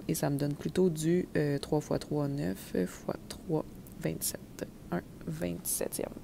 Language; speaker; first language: French; native; French